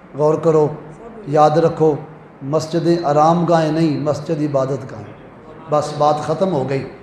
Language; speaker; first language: Urdu; non-native, local second language; Punjabi